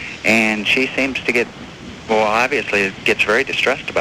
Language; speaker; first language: English; native; English